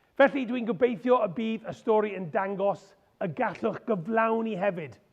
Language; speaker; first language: Welsh; non-native, local second language; English